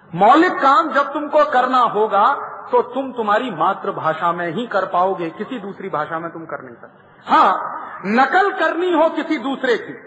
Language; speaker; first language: Hindi; native; Hindi